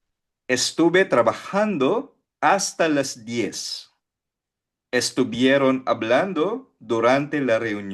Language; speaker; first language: Spanish; non-native, fluent; Filipino